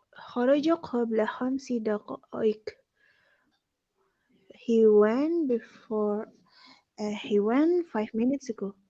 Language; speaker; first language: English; non-native, fluent; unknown